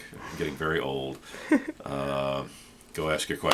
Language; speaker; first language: English; native; English